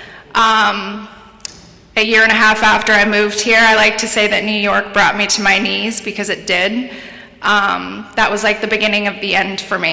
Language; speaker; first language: English; native; English